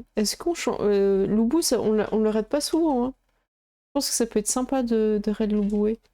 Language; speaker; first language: French; native; French